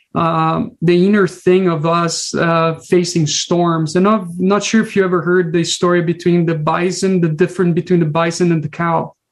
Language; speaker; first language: English; non-native, fluent; Portuguese